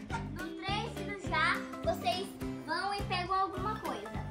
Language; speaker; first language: Portuguese; native; Portuguese